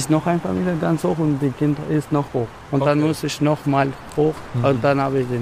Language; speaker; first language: German; non-native, learner; Albanian